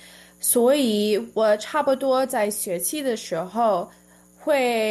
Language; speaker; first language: Chinese; early bilingual, heritage; Chinese